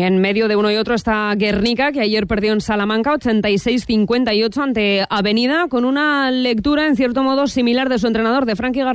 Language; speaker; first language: Spanish; native; Spanish